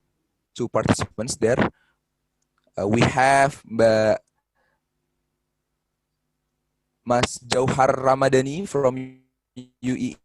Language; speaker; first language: English; non-native, fluent; Indonesian